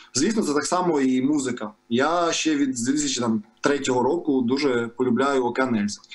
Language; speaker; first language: Ukrainian; non-native, local second language; Russian